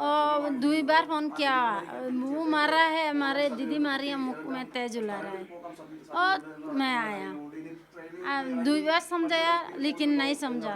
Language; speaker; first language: Hindi; non-native, local second language; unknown